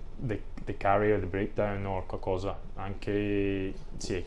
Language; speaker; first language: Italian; non-native, learner; English